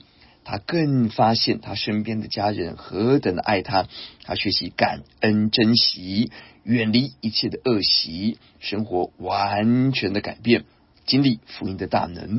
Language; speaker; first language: Chinese; native; Chinese